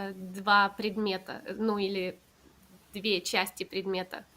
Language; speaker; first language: Russian; early bilingual, heritage; Russian